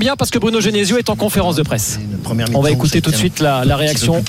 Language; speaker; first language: French; native; French